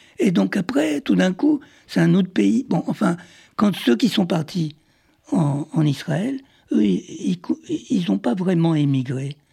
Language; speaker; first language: French; early bilingual, other home language; Arabic